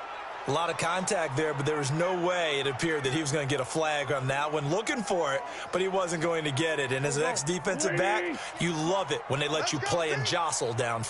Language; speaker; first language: English; native; English